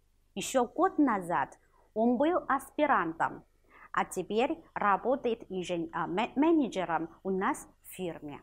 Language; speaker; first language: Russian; non-native, fluent; Chinese